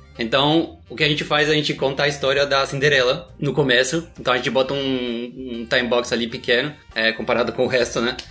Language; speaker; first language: Portuguese; non-native, fluent; Spanish